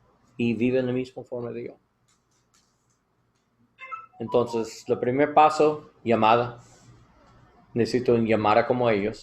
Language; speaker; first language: Spanish; non-native, learner; English